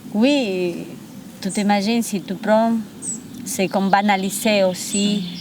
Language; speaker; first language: French; non-native, fluent; Spanish